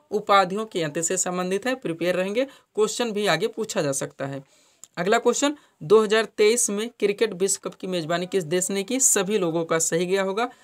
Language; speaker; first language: Hindi; native; Hindi